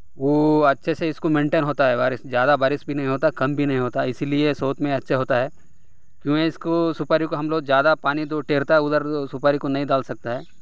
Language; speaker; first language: Hindi; non-native, local second language; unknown